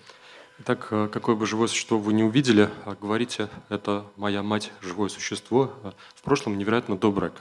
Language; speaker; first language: Russian; native; Russian